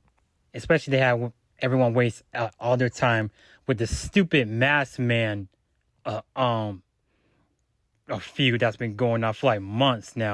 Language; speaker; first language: English; native; English